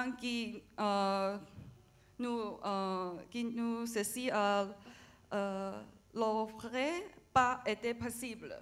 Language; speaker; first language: French; non-native, learner; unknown